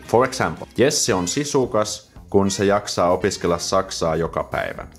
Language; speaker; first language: Finnish; native; Finnish